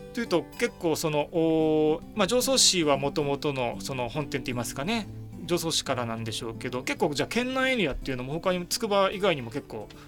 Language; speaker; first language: Japanese; native; Japanese